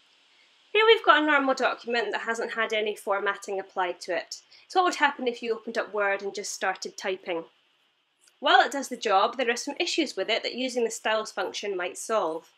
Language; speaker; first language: English; native; English